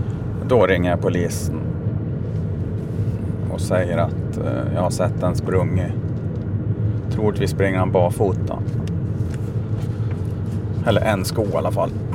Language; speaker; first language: Swedish; native; Swedish